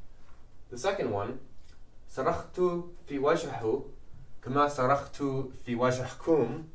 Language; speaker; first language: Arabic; non-native, learner; English